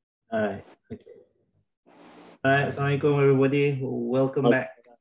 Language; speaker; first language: English; non-native, local second language; Malay